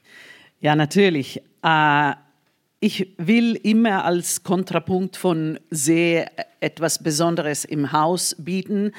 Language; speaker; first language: German; non-native, fluent; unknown